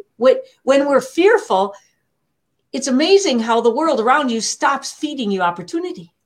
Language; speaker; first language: English; native; English